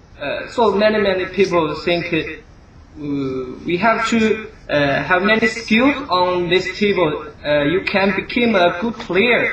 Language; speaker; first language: English; non-native, learner; Chinese